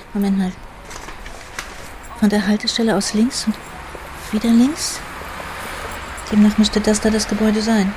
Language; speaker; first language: German; native; German